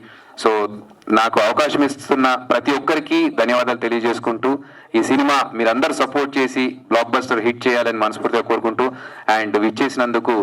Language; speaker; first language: Telugu; native; Telugu